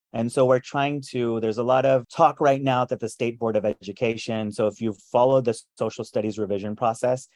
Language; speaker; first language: English; native; English